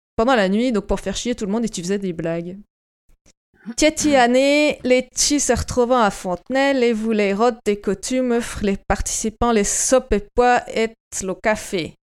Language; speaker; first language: French; native; French